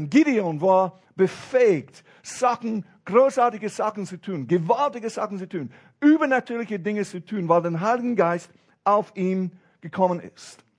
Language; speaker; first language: German; non-native, fluent; English